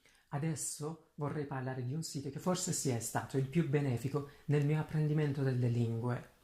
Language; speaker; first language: Italian; non-native, fluent; Persian